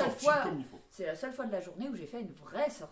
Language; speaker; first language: French; native; French